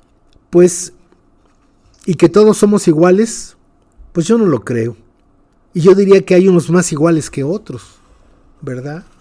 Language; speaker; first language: Spanish; native; Spanish